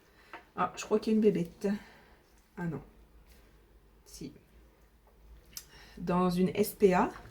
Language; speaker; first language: French; native; French